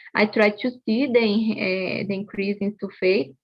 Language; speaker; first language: English; non-native, fluent; Portuguese